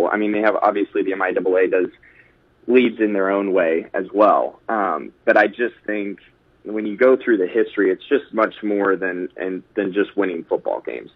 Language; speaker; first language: English; native; English